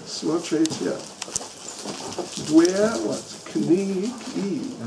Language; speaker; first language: Russian; non-native, learner; English